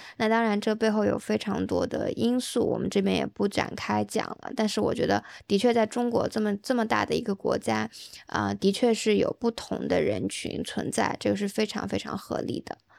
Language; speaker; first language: Chinese; native; Chinese